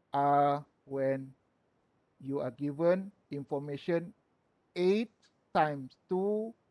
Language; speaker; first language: English; non-native, local second language; Malay